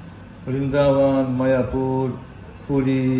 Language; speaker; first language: Hindi; non-native, learner; Azerbaijani